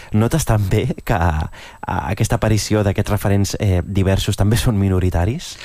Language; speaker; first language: Catalan; native; Catalan